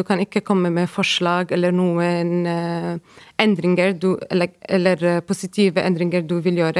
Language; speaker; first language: Norwegian; non-native, fluent; Arabic